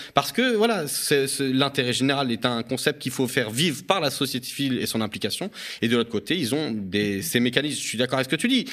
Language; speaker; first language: French; native; French